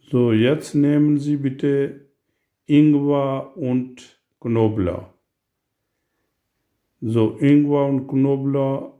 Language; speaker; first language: German; non-native, learner; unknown